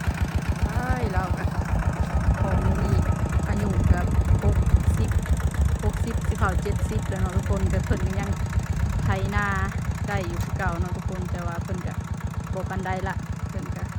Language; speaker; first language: Thai; non-native, local second language; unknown